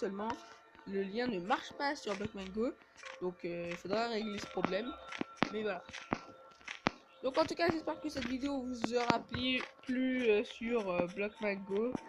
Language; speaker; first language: French; native; French